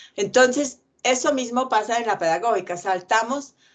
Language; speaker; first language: Spanish; non-native, fluent; Czech